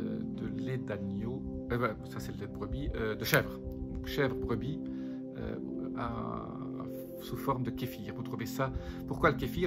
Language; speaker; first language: French; native; French